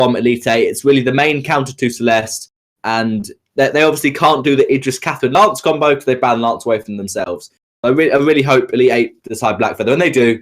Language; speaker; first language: English; native; English